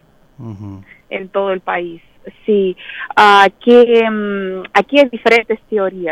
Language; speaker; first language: Spanish; non-native, fluent; Russian